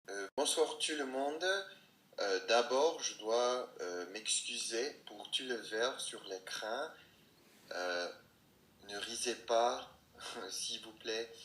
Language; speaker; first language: French; non-native, fluent; English